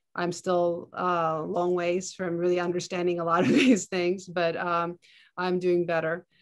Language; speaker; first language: English; non-native, fluent; Turkish